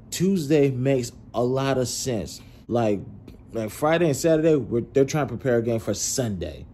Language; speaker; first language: English; native; English